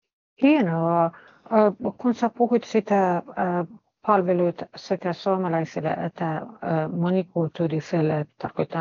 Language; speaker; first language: Finnish; non-native, fluent; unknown